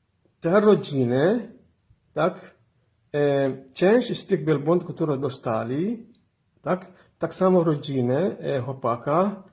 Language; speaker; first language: Polish; non-native, fluent; Somali